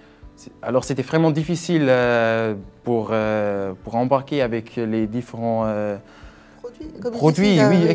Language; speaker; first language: French; non-native, fluent; Swiss German